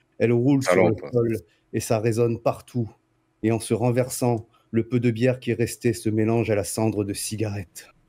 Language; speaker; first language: French; native; French